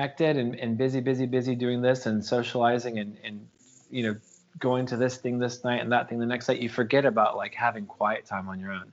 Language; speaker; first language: English; native; English